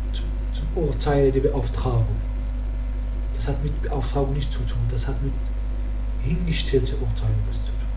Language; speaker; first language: German; non-native, learner; Arabic